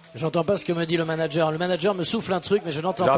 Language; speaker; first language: French; native; French